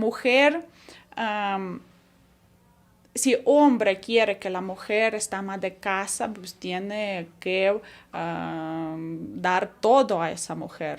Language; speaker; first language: Spanish; non-native, fluent; Ukrainian